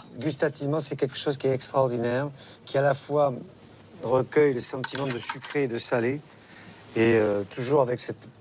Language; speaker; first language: French; native; French